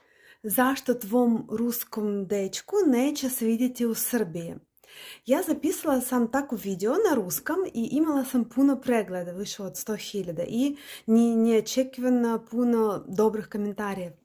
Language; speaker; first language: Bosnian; non-native, learner; Russian